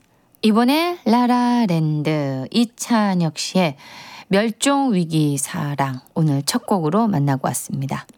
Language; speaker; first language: Korean; native; Korean